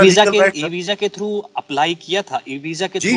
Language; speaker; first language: Hindi; native; Hindi